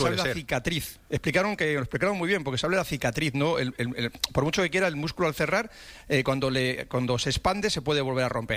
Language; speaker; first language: Spanish; native; Spanish